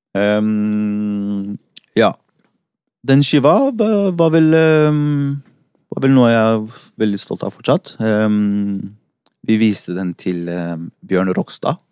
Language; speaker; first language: Norwegian; early bilingual, other home language; Spanish